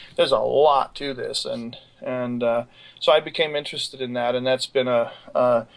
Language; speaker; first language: English; native; English